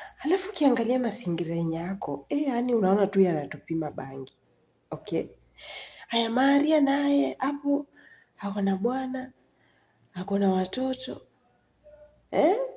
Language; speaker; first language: Swahili; native; Swahili